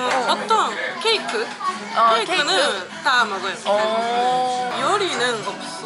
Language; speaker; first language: Korean; non-native, learner; Japanese